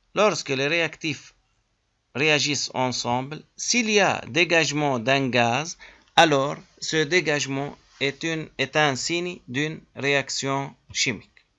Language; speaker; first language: French; native; French